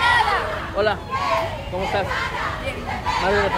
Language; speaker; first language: Spanish; native; Spanish